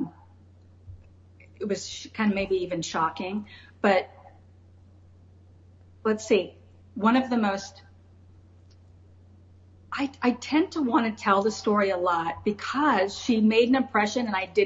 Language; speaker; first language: English; native; English